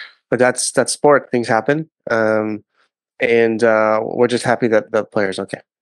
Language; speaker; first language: English; native; English